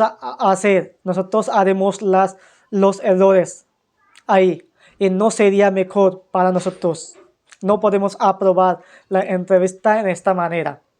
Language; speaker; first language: Spanish; non-native, fluent; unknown